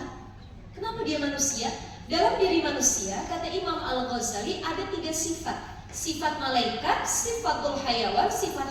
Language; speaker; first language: Indonesian; native; Indonesian